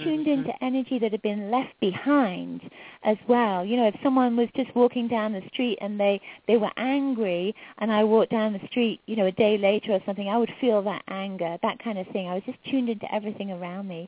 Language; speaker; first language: English; native; English